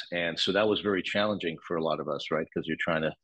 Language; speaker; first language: English; native; English